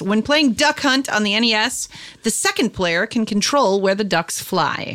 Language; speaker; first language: English; native; English